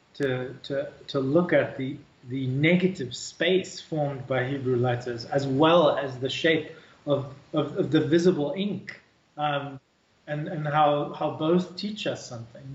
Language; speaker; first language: English; native; English